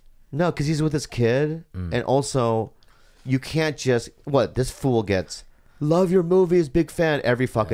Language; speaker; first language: English; native; English